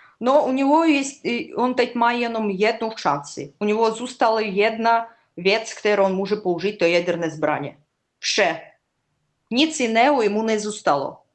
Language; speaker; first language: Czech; non-native, learner; Russian